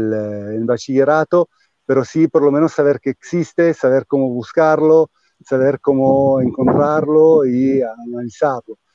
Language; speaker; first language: Spanish; non-native, fluent; Italian